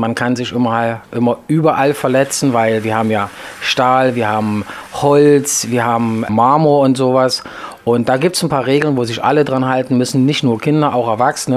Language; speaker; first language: German; native; German